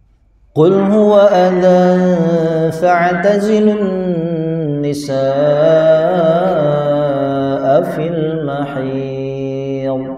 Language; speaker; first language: Arabic; non-native, fluent; Indonesian